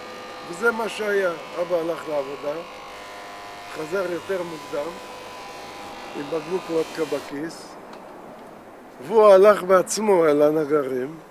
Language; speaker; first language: Hebrew; non-native, fluent; Russian